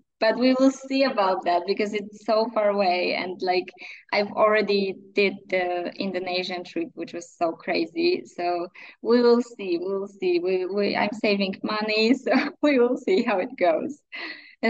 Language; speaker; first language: English; non-native, fluent; Polish